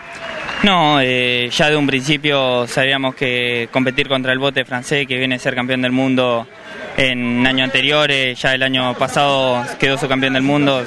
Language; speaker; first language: Spanish; native; Spanish